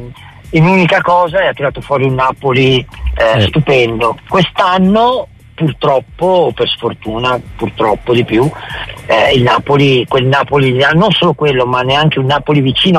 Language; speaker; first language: Italian; native; Italian